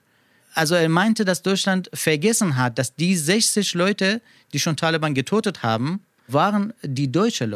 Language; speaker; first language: German; non-native, learner; Persian